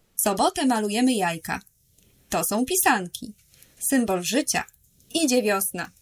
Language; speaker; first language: Polish; native; Polish